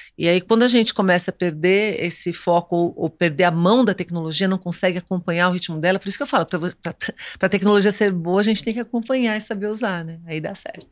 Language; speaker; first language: Portuguese; native; Portuguese